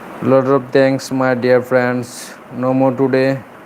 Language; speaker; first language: English; non-native, local second language; Bangla